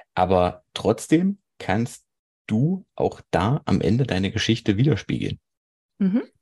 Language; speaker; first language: German; native; German